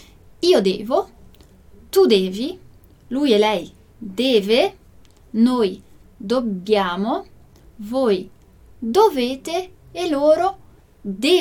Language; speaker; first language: Italian; non-native, fluent; Portuguese